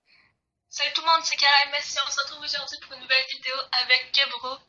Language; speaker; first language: French; native; French